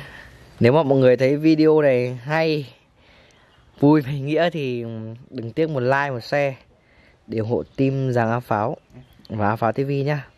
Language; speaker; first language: Vietnamese; native; Vietnamese